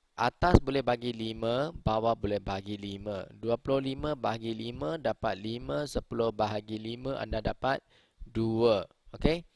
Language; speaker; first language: Malay; native; Malay